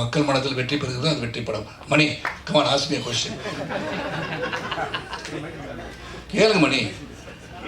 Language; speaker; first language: Tamil; native; Tamil